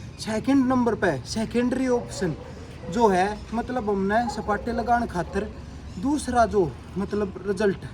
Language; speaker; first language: Hindi; non-native, local second language; Haryanvi